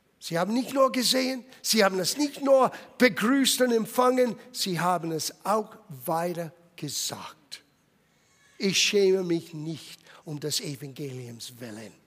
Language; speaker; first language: German; non-native, fluent; English